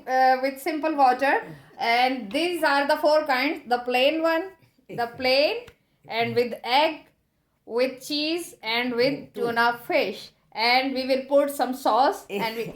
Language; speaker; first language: English; non-native, learner; Hindi